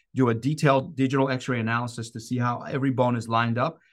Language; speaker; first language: English; non-native, fluent; Persian